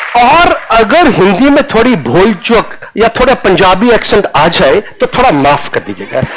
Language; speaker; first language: Hindi; non-native, local second language; Punjabi